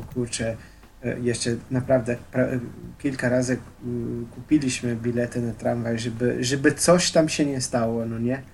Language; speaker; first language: Polish; non-native, fluent; Slovenian